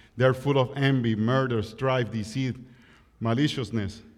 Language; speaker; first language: English; non-native, fluent; Spanish